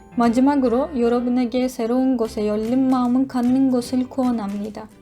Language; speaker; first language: Korean; non-native, learner; Turkish